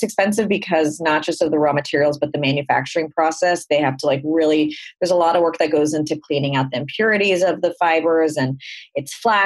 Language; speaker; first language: English; native; English